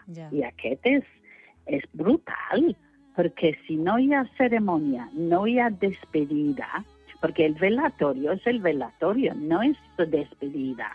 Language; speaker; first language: Catalan; non-native, fluent; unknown